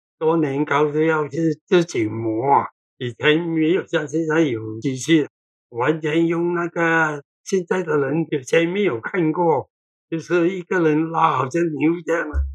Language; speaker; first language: Chinese; non-native, local second language; Cantonese